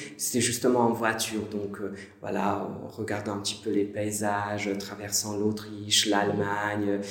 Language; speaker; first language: French; non-native, fluent; Hungarian